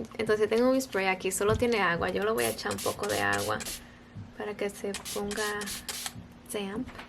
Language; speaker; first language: Spanish; early bilingual, heritage; Spanish